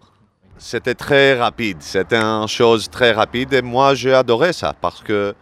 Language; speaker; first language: French; non-native, learner; Greek